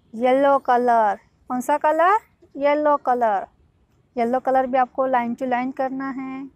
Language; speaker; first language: Hindi; non-native, local second language; Gujarati